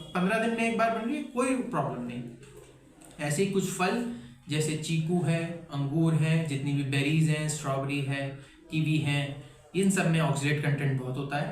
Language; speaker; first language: Hindi; native; Hindi